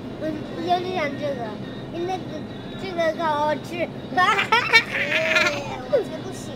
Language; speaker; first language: Chinese; early bilingual, heritage; Chinese